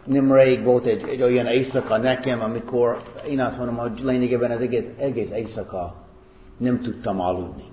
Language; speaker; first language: Hungarian; non-native, fluent; English